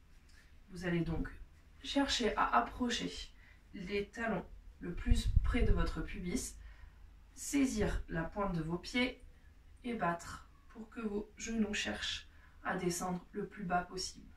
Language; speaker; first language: French; native; French